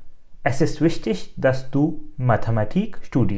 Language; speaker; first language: German; non-native, fluent; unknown